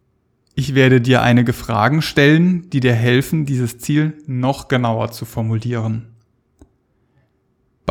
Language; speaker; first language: German; native; German